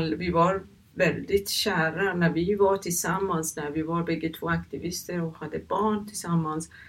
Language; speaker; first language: Swedish; non-native, fluent; Persian